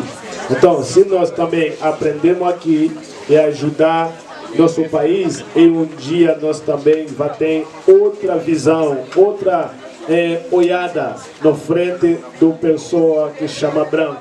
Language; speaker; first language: Portuguese; non-native, learner; Haitian Creole